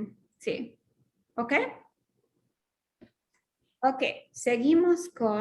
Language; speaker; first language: Spanish; non-native, fluent; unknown